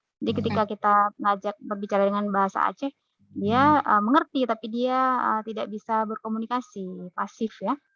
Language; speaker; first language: Indonesian; native; Indonesian